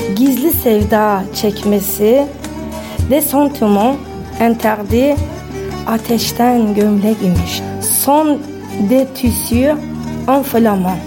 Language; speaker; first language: French; non-native, fluent; Turkish